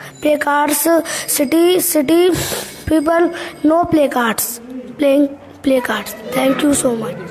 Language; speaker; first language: English; non-native, local second language; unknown